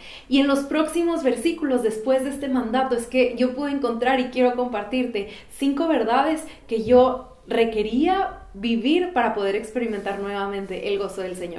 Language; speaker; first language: Spanish; native; Spanish